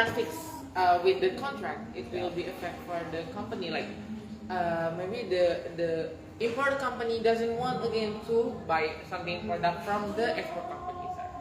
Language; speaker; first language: English; non-native, learner; Indonesian